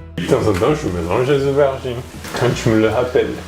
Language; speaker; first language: French; non-native, fluent; Portuguese